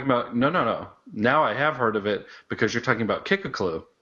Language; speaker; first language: English; native; English